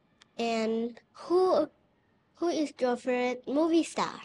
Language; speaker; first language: English; non-native, learner; Thai